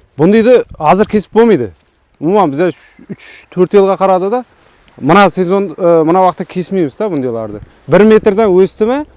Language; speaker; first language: Uzbek; native; Uzbek